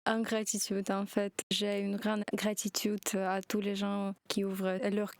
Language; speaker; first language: French; non-native, learner; Ukrainian